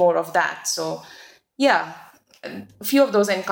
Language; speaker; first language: English; native; English